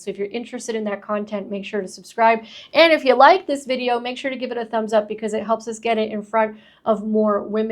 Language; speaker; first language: English; native; English